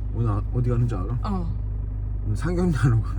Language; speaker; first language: Korean; native; Korean